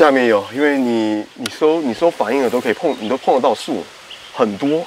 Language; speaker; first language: Chinese; native; Chinese